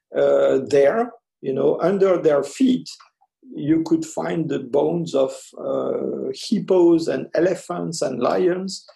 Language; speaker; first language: English; early bilingual, other home language; French